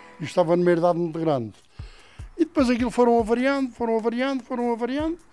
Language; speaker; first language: Portuguese; native; Portuguese